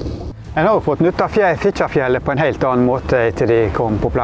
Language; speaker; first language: Norwegian; native; Norwegian